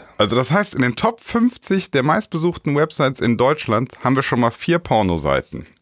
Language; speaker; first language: German; native; German